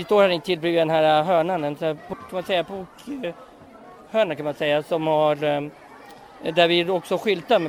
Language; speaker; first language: Swedish; native; Swedish